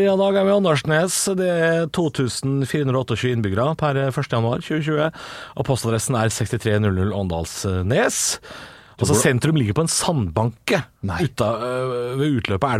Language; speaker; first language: Norwegian; native; Norwegian